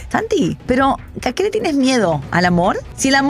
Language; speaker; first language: Spanish; native; Spanish